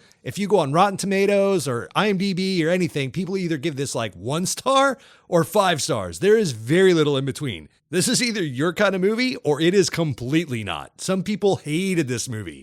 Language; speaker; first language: English; native; English